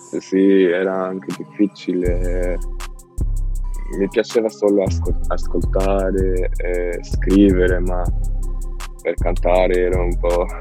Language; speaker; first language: Italian; non-native, learner; Albanian